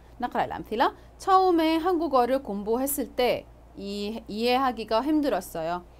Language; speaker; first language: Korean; non-native, fluent; Arabic